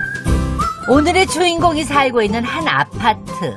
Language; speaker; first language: Korean; native; Korean